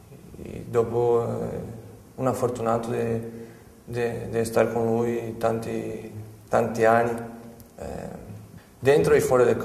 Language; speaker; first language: Italian; non-native, fluent; Portuguese